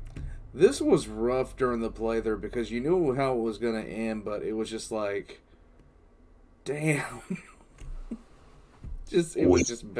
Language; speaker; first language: English; native; English